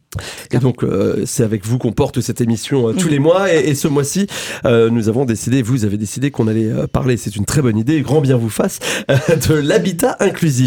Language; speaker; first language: French; native; French